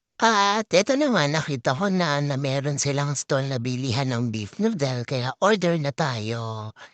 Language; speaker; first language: Filipino; native; Filipino